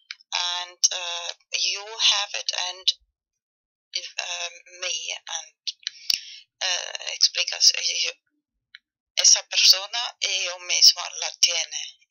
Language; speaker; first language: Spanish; non-native, learner; German